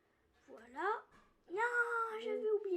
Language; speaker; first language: French; native; French